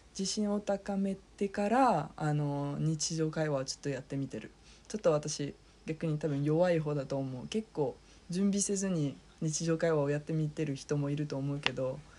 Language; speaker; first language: Japanese; non-native, fluent; French